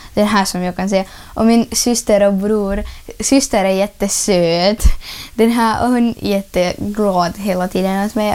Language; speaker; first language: Swedish; non-native, learner; Ukrainian